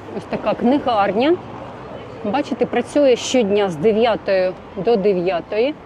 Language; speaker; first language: Ukrainian; non-native, local second language; Russian